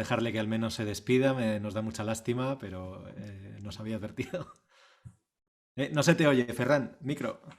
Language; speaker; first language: Spanish; native; Spanish